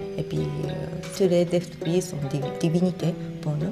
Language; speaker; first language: French; non-native, fluent; Japanese